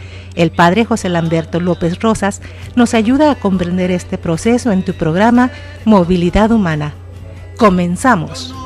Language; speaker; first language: Spanish; native; Spanish